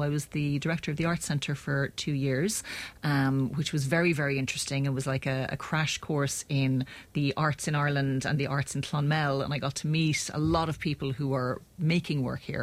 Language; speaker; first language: English; native; English